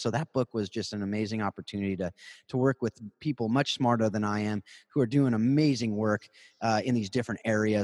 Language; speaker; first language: English; native; English